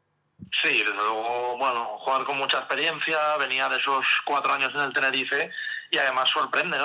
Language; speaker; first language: Spanish; native; Spanish